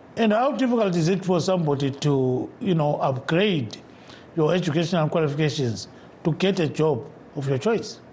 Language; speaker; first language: English; non-native, local second language; North Ndebele